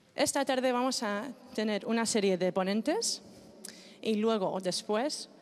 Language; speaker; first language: Spanish; non-native, fluent; Greek